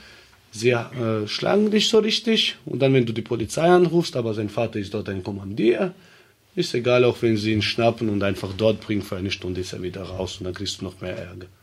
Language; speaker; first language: German; early bilingual, other home language; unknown